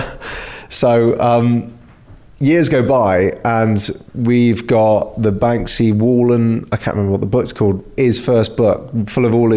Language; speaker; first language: English; native; English